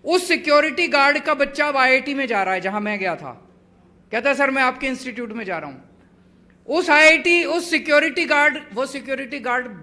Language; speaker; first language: Hindi; native; Hindi